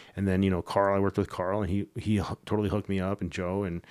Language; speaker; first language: English; native; English